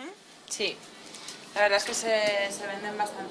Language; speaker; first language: Spanish; native; Spanish